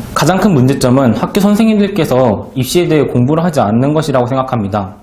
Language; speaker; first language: Korean; native; Korean